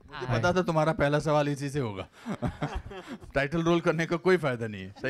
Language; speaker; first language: Hindi; native; Hindi